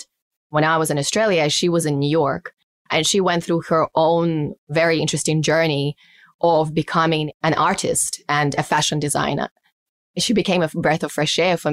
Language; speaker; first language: English; non-native, fluent; Russian